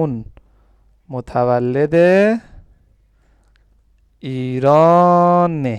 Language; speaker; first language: Persian; non-native, fluent; Urdu